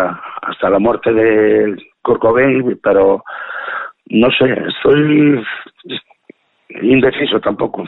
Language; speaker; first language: Spanish; native; Spanish